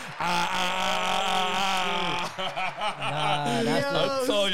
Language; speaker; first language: English; native; English